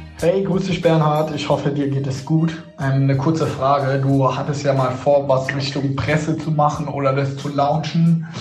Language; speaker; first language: German; native; German